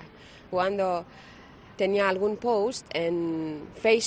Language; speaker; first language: Spanish; non-native, learner; Persian